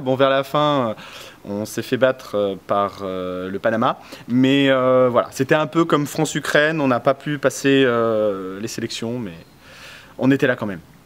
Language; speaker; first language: French; native; French